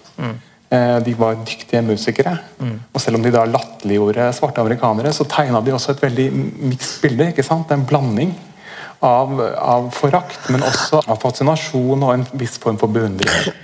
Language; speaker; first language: Norwegian; native; Norwegian